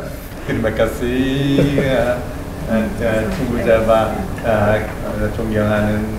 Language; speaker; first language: Indonesian; non-native, learner; Korean